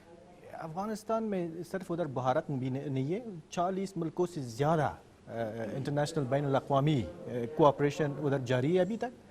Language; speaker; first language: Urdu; non-native, fluent; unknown